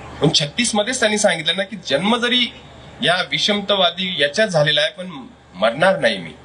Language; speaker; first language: Marathi; non-native, local second language; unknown